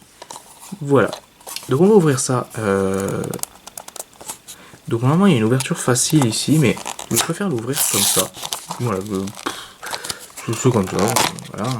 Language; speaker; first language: French; native; French